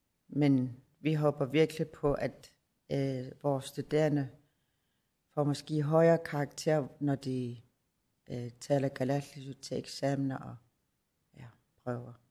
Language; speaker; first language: Danish; non-native, local second language; Kalaallisut